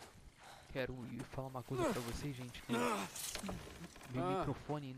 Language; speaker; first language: Portuguese; native; Portuguese